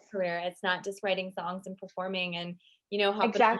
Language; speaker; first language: English; native; English